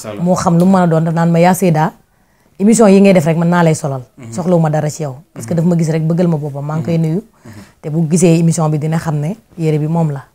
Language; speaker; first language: Wolof; native; Wolof